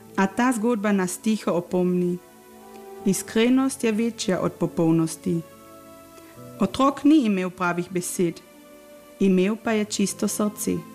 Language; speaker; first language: Slovenian; native; Slovenian